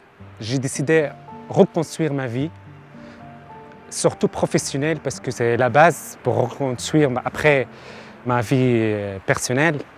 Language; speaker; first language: French; non-native, learner; Arabic